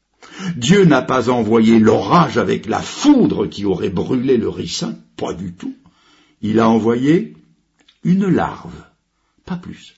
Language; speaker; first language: French; native; French